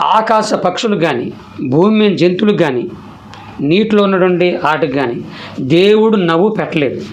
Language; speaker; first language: Telugu; non-native, local second language; Koya